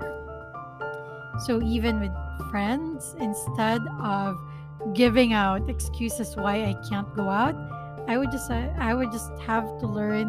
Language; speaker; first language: English; non-native, local second language; Filipino